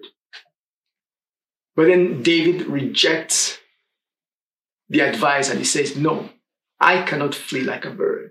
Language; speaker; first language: English; non-native, local second language; Swahili